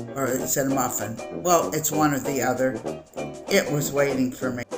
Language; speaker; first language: English; native; English